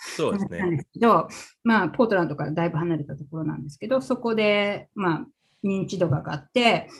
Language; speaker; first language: Japanese; native; Japanese